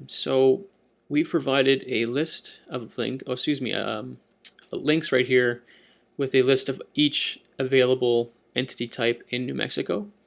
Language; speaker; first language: English; native; English